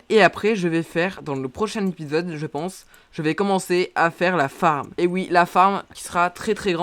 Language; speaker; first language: French; native; French